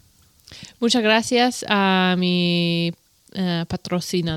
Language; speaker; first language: Spanish; non-native, learner; English